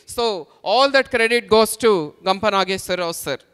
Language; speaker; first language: English; non-native, local second language; Telugu